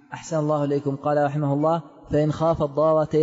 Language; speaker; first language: Arabic; native; Arabic